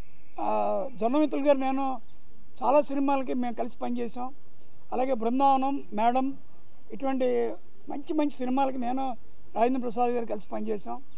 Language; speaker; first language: Telugu; native; Telugu